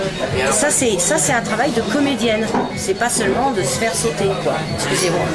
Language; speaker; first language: French; native; French